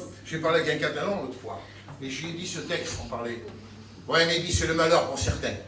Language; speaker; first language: French; native; French